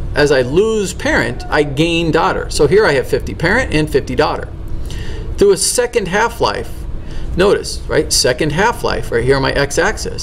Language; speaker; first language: English; native; English